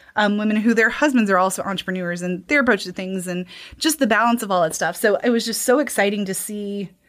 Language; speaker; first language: English; native; English